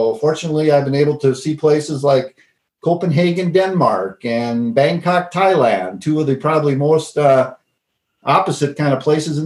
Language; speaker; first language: English; native; English